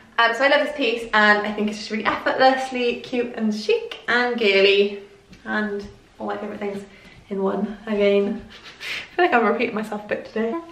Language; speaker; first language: English; native; English